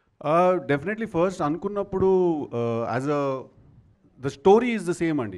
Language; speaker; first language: Telugu; native; Telugu